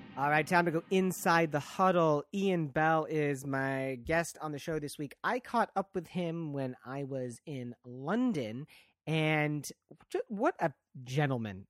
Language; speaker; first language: English; native; English